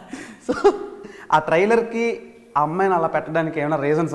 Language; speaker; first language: Telugu; native; Telugu